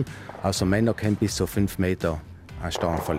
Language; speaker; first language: German; native; German